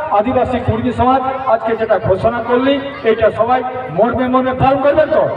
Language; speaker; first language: Bangla; non-native, local second language; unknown